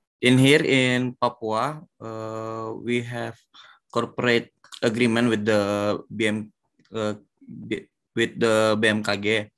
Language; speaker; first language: English; non-native, learner; Indonesian